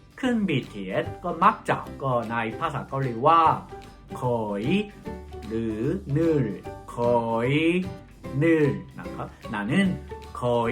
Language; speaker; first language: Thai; non-native, fluent; Korean